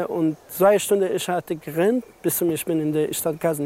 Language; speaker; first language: German; non-native, learner; Persian